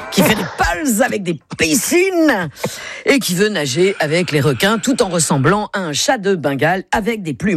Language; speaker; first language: French; native; French